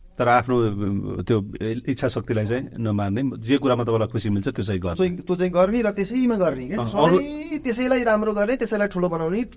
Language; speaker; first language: Nepali; native; Nepali